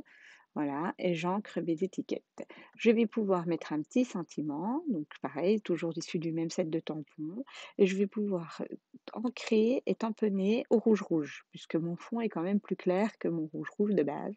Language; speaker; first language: French; native; French